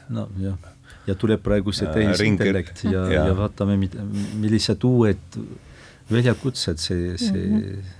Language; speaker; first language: Estonian; non-native, fluent; French